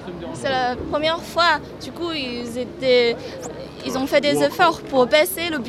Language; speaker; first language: French; non-native, fluent; Chinese